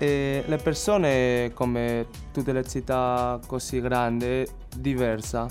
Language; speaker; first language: Italian; non-native, learner; Chinese